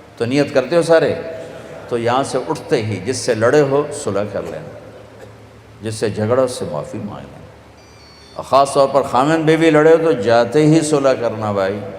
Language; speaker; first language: Urdu; non-native, local second language; Punjabi